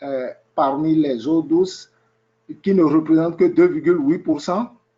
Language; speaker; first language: French; native; French